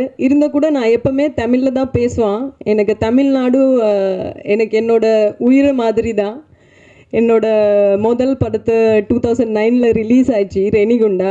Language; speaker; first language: Tamil; non-native, fluent; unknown